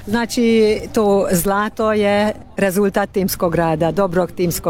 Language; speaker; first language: Croatian; native; Croatian